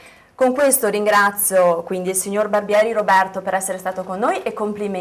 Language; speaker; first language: Italian; native; Italian